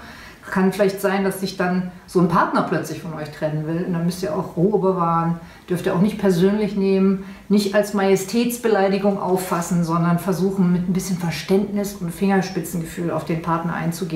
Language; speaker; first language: German; native; German